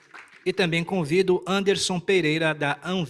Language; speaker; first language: Portuguese; native; Portuguese